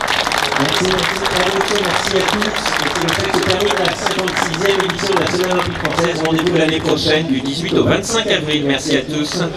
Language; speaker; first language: French; native; French